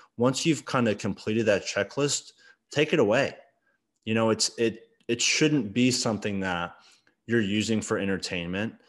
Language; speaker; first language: English; native; English